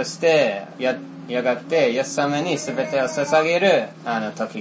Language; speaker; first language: Japanese; non-native, fluent; Finnish